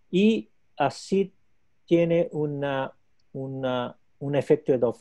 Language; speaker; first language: Spanish; non-native, local second language; Portuguese